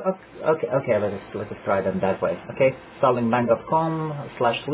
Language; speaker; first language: English; non-native, fluent; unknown